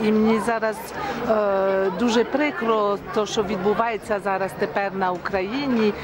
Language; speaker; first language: Ukrainian; early bilingual, heritage; Ukrainian